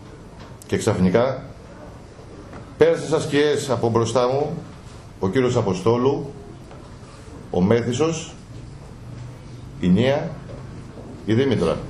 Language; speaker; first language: Greek; native; Greek